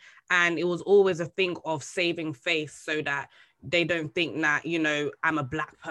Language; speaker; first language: English; native; English